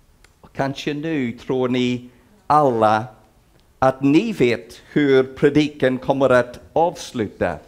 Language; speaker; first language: Swedish; non-native, fluent; English